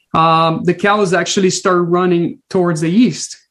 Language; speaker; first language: English; non-native, fluent; Portuguese